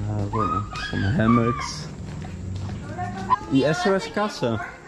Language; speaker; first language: Spanish; non-native, learner; Dutch